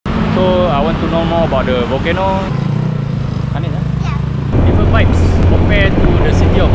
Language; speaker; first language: English; non-native, learner; Malay